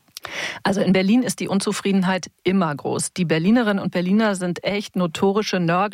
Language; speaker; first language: German; native; German